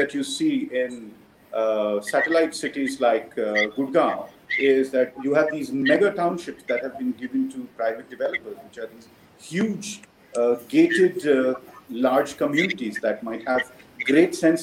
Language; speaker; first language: English; non-native, local second language; Hindi